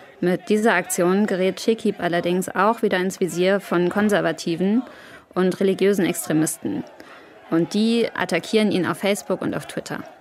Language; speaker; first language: German; native; German